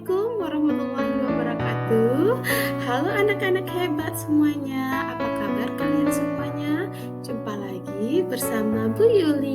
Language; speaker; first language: Indonesian; native; Indonesian